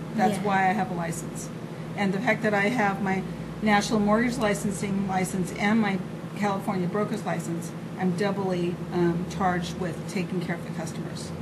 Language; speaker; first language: English; native; English